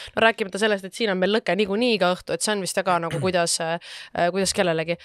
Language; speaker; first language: Estonian; native; Estonian